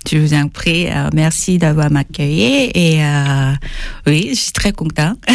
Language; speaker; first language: French; non-native, fluent; Korean